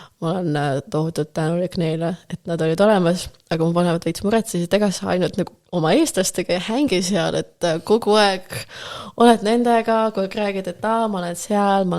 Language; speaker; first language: Estonian; non-native, local second language; Russian